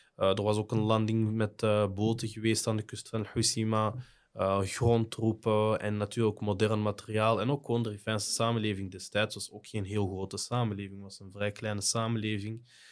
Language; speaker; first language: Dutch; native; Dutch